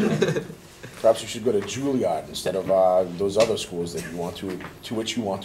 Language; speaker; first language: English; native; English